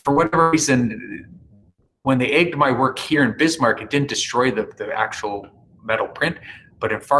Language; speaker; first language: English; native; English